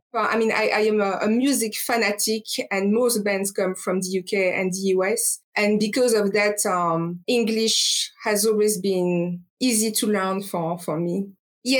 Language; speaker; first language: English; non-native, fluent; French